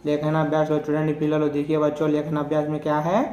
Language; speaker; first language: Hindi; non-native, local second language; Telugu